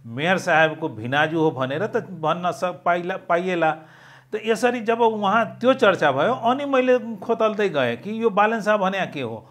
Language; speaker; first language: Nepali; non-native, local second language; Maithili